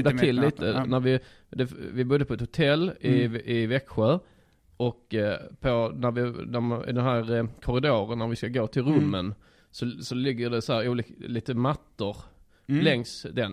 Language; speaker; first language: Swedish; native; Swedish